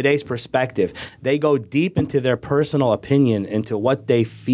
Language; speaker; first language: English; native; English